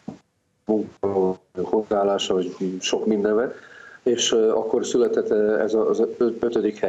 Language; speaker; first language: Hungarian; non-native, fluent; Serbian